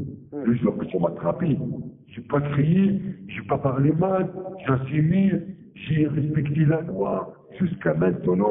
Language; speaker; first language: French; non-native, fluent; Arabic